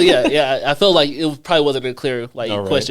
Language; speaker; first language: English; native; English